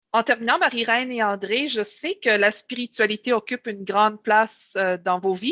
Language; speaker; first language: French; native; French